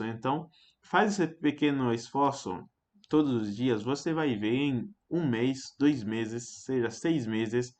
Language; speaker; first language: Portuguese; non-native, fluent; French